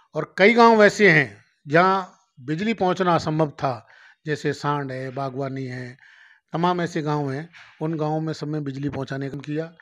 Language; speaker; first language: Hindi; native; Hindi